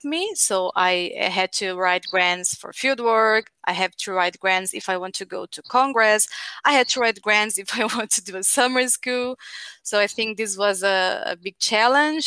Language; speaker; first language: English; non-native, fluent; Portuguese